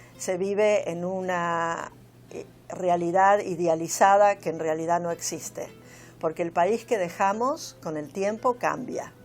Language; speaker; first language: Spanish; native; Spanish